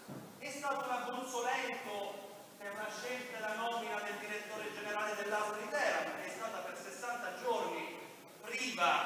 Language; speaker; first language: Italian; native; Italian